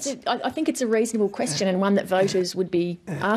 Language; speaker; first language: English; native; English